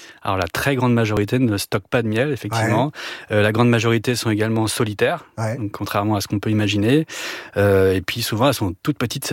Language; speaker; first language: French; native; French